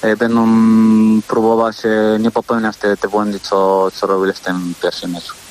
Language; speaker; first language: Polish; non-native, fluent; Spanish